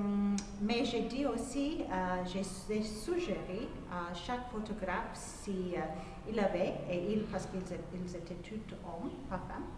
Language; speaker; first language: French; non-native, fluent; English